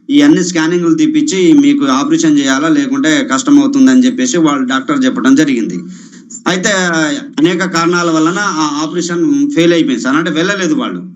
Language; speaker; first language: Telugu; non-native, local second language; Lambadi